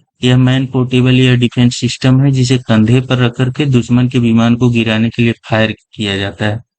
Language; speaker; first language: Hindi; native; Hindi